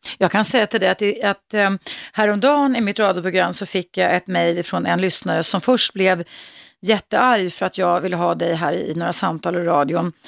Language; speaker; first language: Swedish; native; Swedish